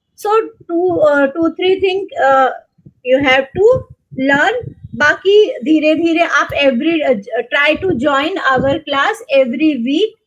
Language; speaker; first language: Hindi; native; Hindi